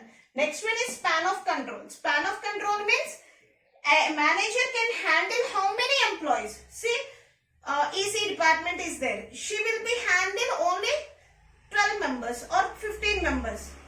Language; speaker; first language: English; non-native, local second language; Telugu